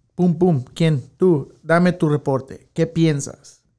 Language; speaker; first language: Spanish; native; Spanish